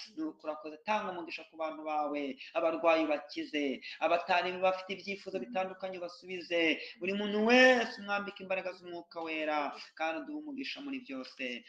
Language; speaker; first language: Kinyarwanda; native; Kinyarwanda